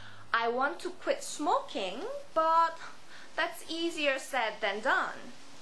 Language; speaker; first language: English; non-native, fluent; Korean